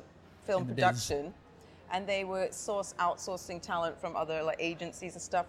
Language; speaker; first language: English; native; English